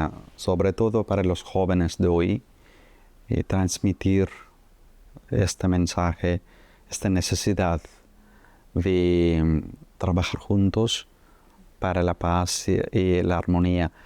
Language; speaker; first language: Spanish; non-native, fluent; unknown